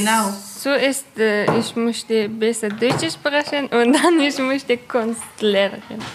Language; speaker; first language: German; non-native, learner; Persian